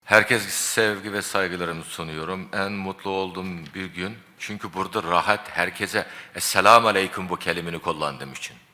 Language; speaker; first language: Turkish; non-native, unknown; Japanese